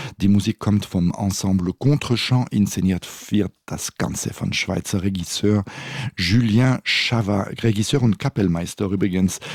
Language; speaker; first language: German; non-native, local second language; French